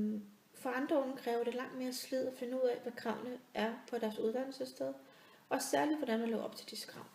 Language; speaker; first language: Danish; native; Danish